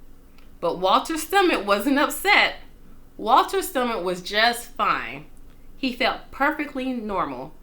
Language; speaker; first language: English; native; English